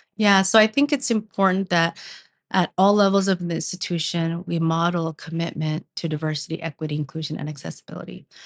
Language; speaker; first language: English; early bilingual, other home language; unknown